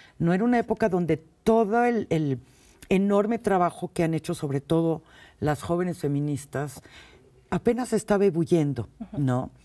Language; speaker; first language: Spanish; native; Spanish